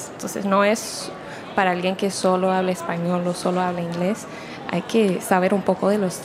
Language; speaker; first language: Spanish; non-native, fluent; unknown